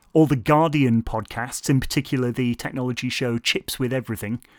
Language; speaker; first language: English; native; English